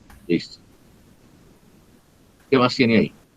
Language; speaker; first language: Spanish; native; Spanish